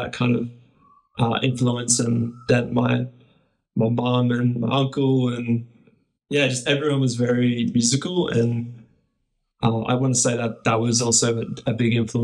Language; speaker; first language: English; native; English